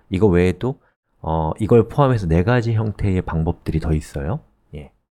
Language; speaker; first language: Korean; native; Korean